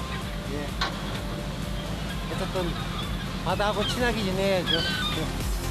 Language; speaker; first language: Korean; native; Korean